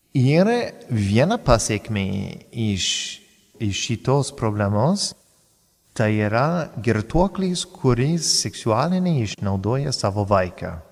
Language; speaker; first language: Lithuanian; non-native, fluent; English